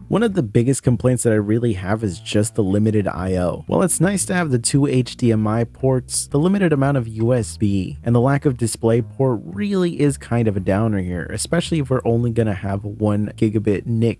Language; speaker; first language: English; native; English